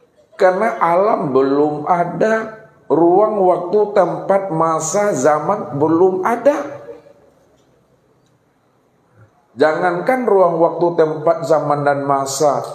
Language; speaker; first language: Indonesian; native; Indonesian